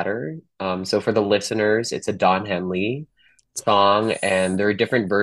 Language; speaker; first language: English; non-native, local second language; Filipino